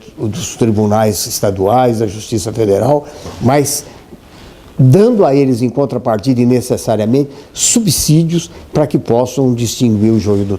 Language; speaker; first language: Portuguese; native; Portuguese